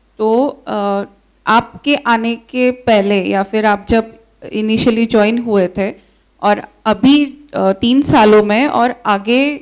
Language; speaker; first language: Hindi; non-native, local second language; Marathi